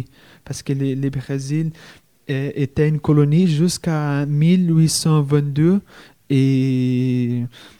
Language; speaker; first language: French; non-native, fluent; Portuguese